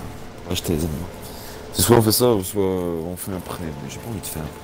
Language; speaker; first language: French; native; French